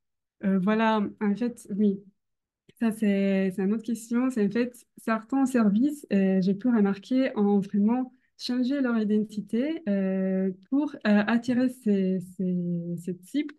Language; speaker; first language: French; non-native, fluent; Italian